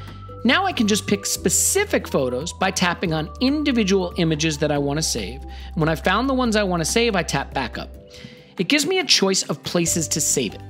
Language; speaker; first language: English; native; English